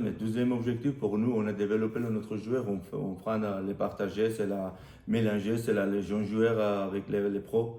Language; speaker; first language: French; non-native, learner; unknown